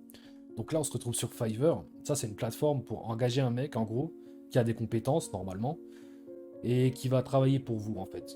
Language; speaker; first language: French; native; French